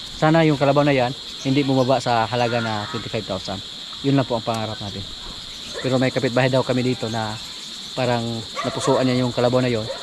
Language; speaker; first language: Filipino; non-native, local second language; Cebuano